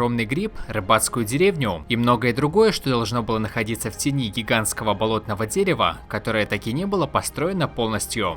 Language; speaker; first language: Russian; native; Russian